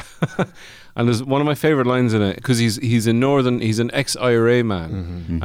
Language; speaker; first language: English; native; English